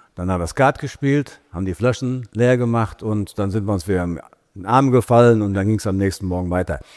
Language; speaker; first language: German; native; German